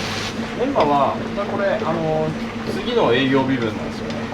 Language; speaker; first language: Japanese; native; Japanese